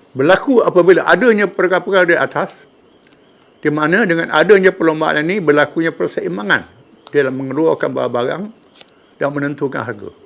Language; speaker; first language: Malay; native; Malay